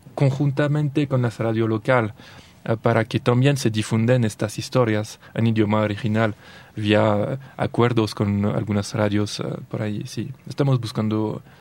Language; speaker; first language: Spanish; non-native, fluent; French